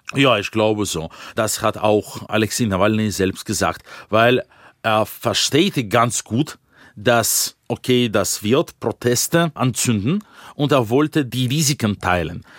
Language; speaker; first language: German; non-native, fluent; Russian